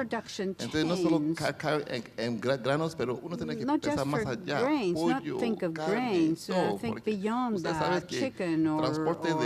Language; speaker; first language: Spanish; non-native, fluent; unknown